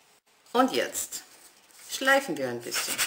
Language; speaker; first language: German; non-native, fluent; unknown